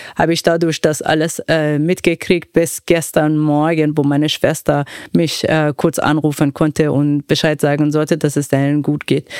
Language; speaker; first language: German; non-native, fluent; Persian